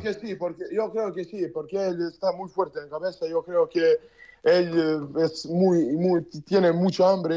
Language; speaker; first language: Spanish; non-native, learner; Serbian